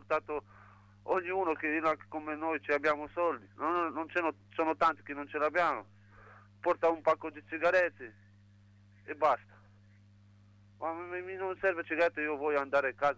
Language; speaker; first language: Italian; non-native, learner; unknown